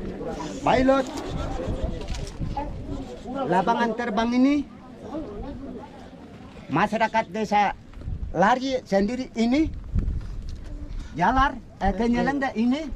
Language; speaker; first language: Indonesian; non-native, local second language; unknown